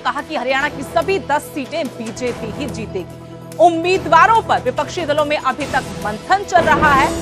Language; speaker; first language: Hindi; native; Hindi